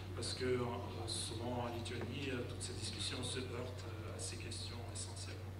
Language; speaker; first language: French; non-native, fluent; Lithuanian